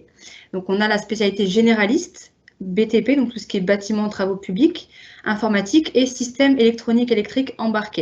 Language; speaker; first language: French; native; French